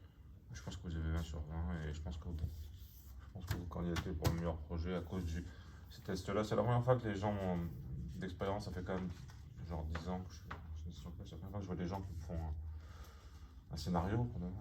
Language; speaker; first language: French; native; French